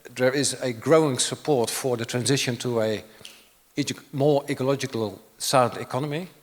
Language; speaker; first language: English; non-native, fluent; Dutch